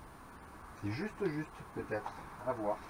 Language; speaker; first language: French; native; French